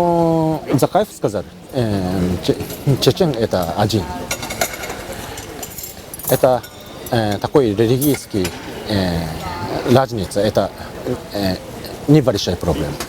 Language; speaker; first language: Russian; non-native, learner; Japanese